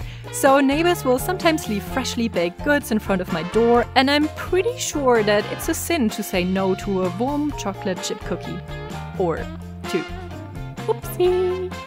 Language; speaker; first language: English; non-native, fluent; German